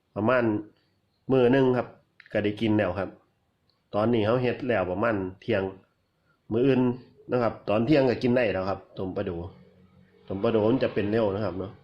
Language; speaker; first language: Thai; non-native, local second language; Northeastern Thai